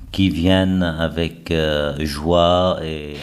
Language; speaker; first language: French; non-native, fluent; Arabic